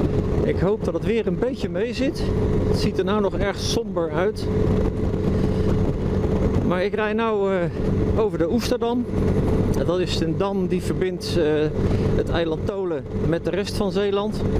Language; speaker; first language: Dutch; native; Dutch